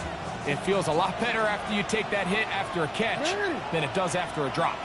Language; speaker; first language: English; native; English